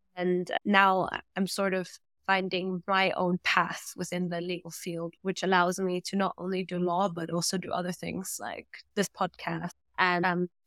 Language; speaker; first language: English; non-native, fluent; German